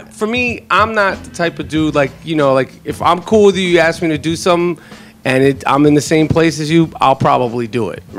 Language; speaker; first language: English; native; English